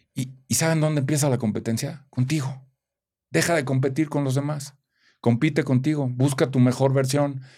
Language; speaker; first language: Spanish; native; Spanish